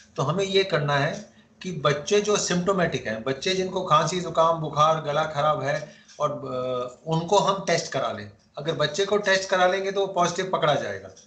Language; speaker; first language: Hindi; native; Hindi